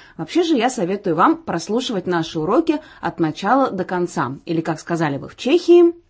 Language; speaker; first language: Russian; native; Russian